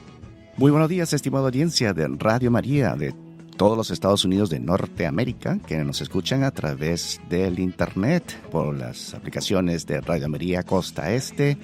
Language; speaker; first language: Spanish; native; Spanish